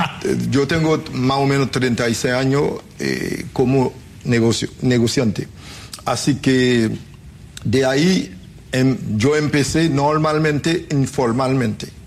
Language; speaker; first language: Spanish; non-native, fluent; Haitian Creole